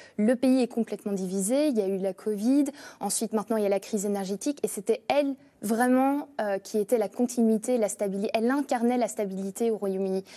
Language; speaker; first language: French; non-native, fluent; English